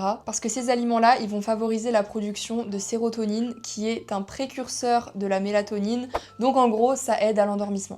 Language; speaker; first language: French; native; French